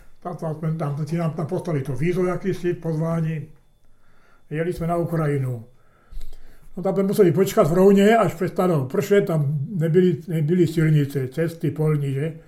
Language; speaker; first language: Czech; early bilingual, heritage; Czech